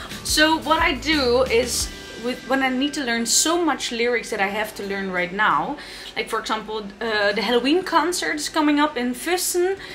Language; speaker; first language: English; non-native, fluent; Dutch